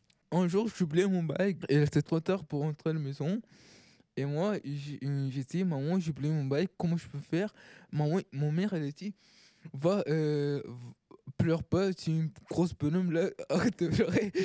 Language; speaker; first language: French; non-native, learner; Azerbaijani